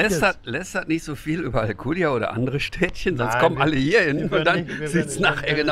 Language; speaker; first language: German; native; German